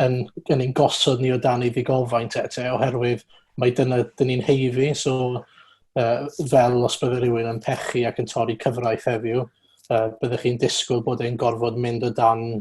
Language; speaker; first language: Welsh; native; Welsh